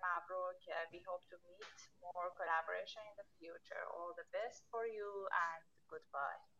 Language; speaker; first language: English; non-native, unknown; Persian